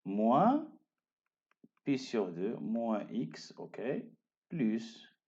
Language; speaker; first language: French; non-native, local second language; Arabic